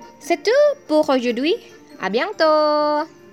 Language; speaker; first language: French; non-native, learner; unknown